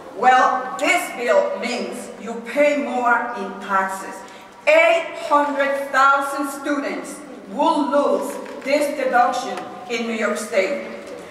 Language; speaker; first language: English; non-native, fluent; Spanish